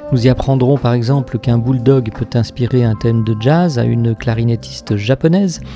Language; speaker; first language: French; native; French